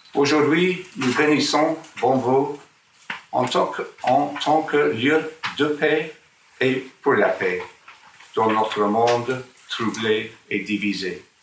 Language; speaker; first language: French; non-native, fluent; English